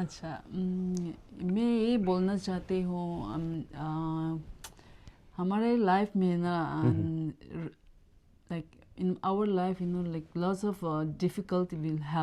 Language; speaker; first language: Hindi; non-native, learner; Tibetan